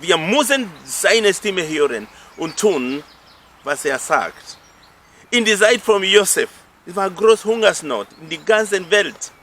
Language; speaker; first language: German; non-native, fluent; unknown